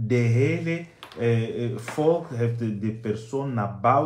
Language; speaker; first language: Dutch; non-native, fluent; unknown